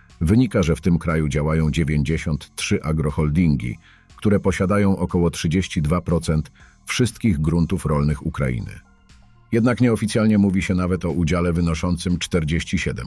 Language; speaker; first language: Polish; native; Polish